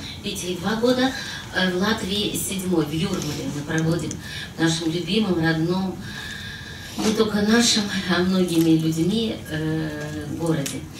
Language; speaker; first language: Russian; native; Russian